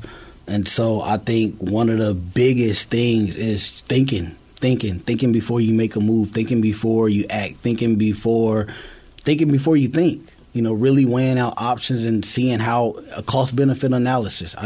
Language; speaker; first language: English; native; English